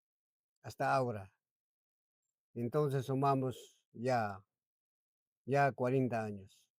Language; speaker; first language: Spanish; non-native, local second language; Quechua